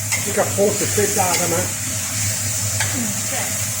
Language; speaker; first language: Chinese; non-native, fluent; Italian